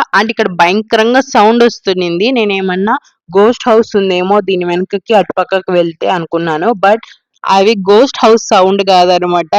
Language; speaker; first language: Telugu; non-native, local second language; Tamil